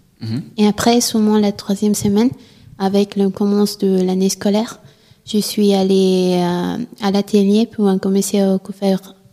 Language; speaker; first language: French; non-native, learner; Italian